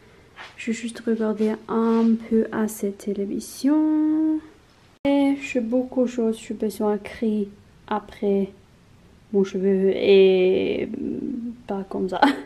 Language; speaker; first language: French; non-native, learner; Norwegian